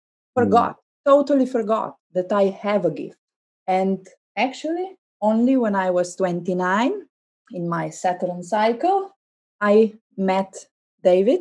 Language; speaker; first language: English; non-native, fluent; Slovenian